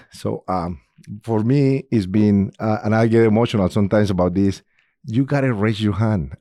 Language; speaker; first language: English; non-native, fluent; Spanish